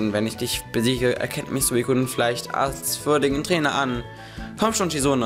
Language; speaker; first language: German; native; German